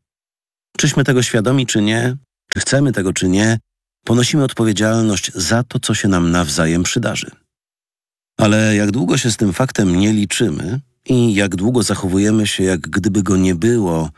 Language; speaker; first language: Polish; native; Polish